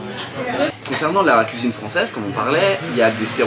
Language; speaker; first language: French; native; French